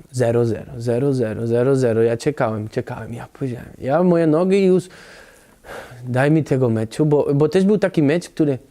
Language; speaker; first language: Polish; non-native, learner; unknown